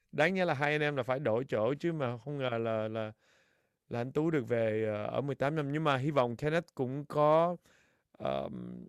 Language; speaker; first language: Vietnamese; early bilingual, heritage; Vietnamese